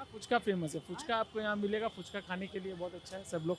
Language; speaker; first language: Hindi; native; Hindi